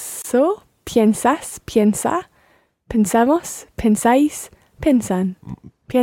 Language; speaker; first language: Spanish; non-native, learner; English